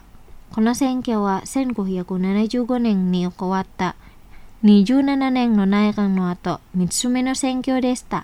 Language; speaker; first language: Japanese; non-native, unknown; Indonesian